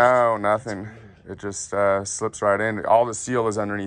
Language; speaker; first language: English; native; English